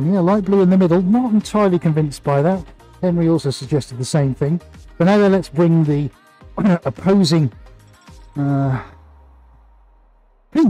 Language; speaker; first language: English; native; English